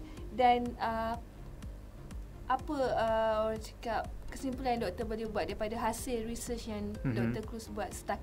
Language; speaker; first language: Malay; native; Malay